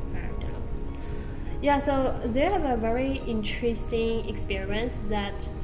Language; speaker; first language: English; non-native, learner; Chinese